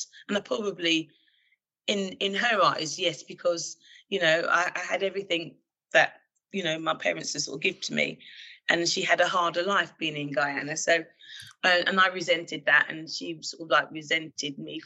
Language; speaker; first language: English; native; English